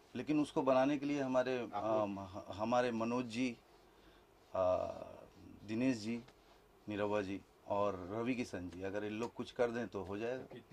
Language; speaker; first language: Hindi; native; Hindi